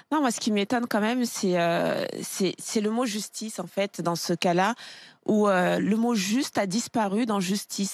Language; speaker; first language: French; native; French